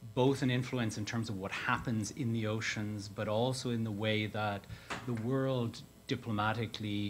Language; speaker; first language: English; native; English